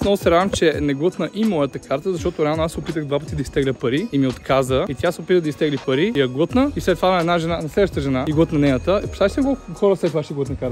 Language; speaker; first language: Bulgarian; native; Bulgarian